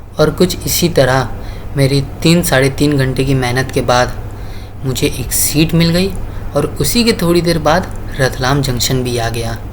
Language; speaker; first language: Hindi; native; Hindi